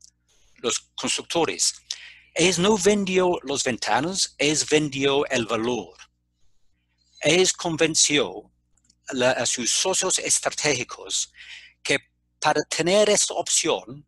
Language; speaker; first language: Spanish; non-native, fluent; English